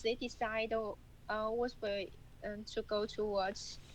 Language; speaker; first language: English; non-native, learner; Chinese